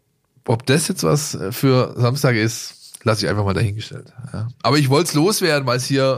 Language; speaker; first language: German; native; German